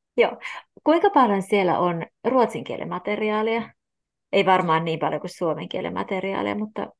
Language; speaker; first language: Finnish; native; Finnish